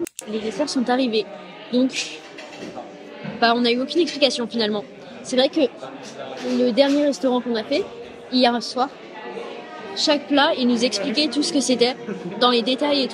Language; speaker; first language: French; native; French